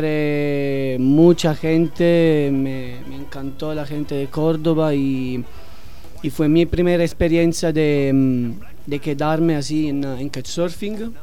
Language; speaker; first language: Spanish; non-native, learner; Italian